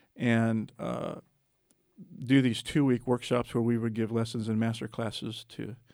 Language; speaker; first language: English; native; English